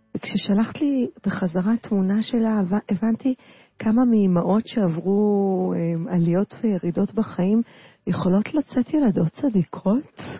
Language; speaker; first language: Hebrew; native; Hebrew